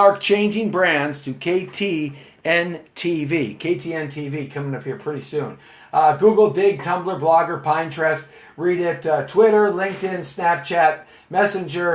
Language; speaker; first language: English; native; English